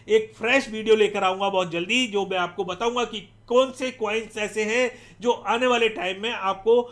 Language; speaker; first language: Hindi; native; Hindi